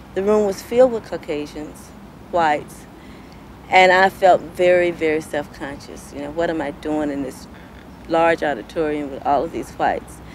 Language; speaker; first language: English; native; English